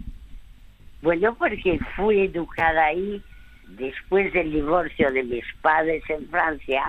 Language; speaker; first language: Spanish; early bilingual, other home language; French